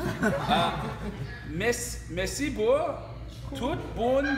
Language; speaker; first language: French; non-native, learner; English